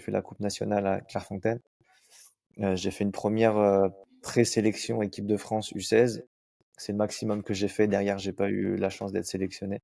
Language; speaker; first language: French; native; French